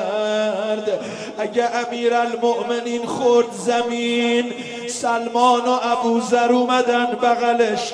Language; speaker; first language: Persian; native; Persian